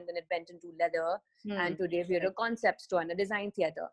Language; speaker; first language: English; non-native, local second language; Hindi